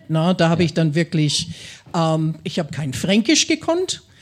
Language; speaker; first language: German; non-native, fluent; English